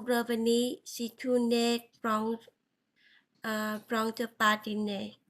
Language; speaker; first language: French; non-native, learner; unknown